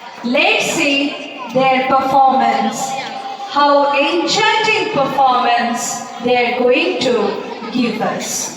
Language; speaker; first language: English; non-native, local second language; Bangla